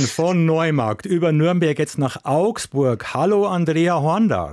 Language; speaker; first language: German; native; German